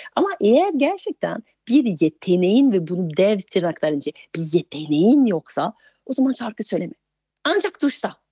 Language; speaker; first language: Turkish; non-native, fluent; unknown